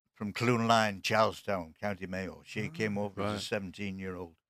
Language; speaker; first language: English; native; English